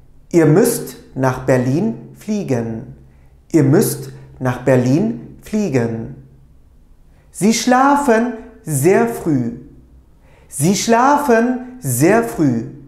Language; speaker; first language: German; non-native, fluent; Turkish